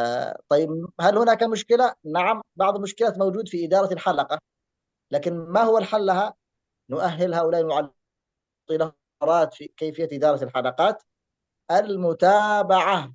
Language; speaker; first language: Arabic; native; Arabic